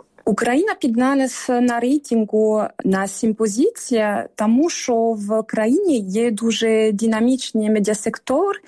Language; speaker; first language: Ukrainian; non-native, fluent; French